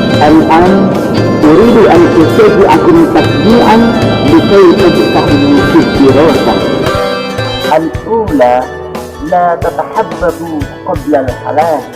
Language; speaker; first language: Arabic; non-native, learner; Indonesian